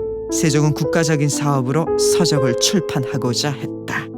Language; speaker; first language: Korean; native; Korean